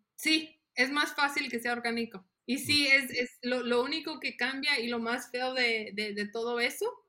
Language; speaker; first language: Spanish; early bilingual, heritage; Spanish